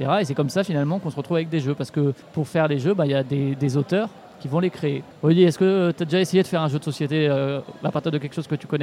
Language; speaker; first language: French; native; French